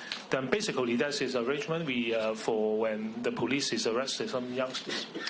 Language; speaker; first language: English; non-native, local second language; Cantonese